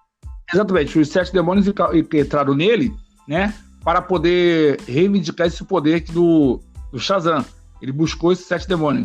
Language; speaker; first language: Portuguese; native; Portuguese